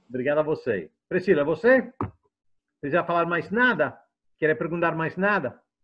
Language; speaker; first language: Portuguese; non-native, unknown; Italian